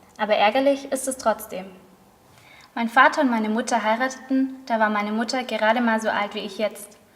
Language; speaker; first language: German; native; German